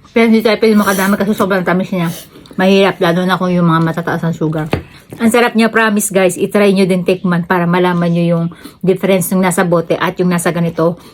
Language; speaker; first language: Filipino; native; Filipino